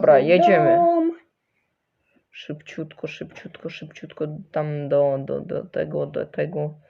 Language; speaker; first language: Polish; early bilingual, other home language; Ukrainian